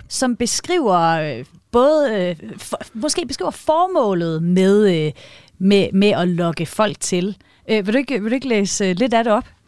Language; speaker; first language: Danish; native; Danish